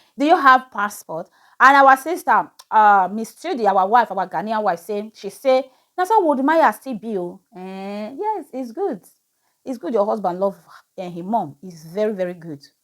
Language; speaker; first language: Nigerian Pidgin; native; Nigerian Pidgin